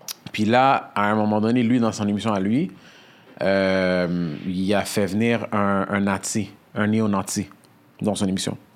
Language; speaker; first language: French; native; French